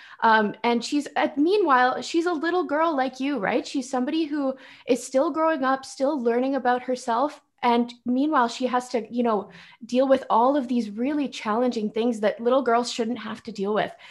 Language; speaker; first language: English; native; English